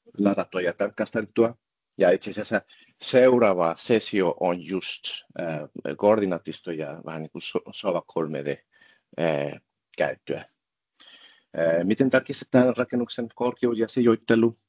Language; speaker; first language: Finnish; non-native, fluent; Spanish